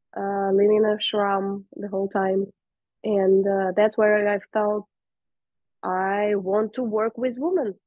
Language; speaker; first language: English; non-native, fluent; Russian